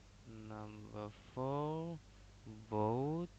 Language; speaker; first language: English; non-native, learner; Indonesian